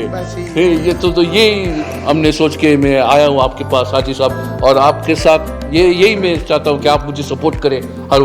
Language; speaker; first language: Hindi; non-native, fluent; Bangla